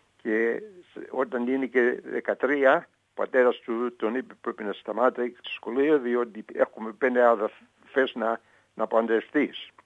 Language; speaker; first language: Greek; early bilingual, heritage; Greek